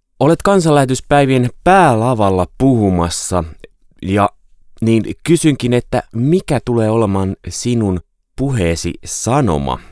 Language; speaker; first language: Finnish; native; Finnish